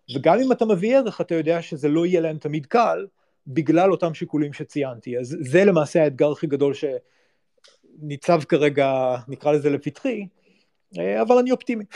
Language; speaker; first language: Hebrew; native; Hebrew